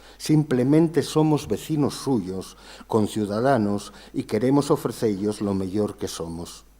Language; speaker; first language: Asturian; native; Asturian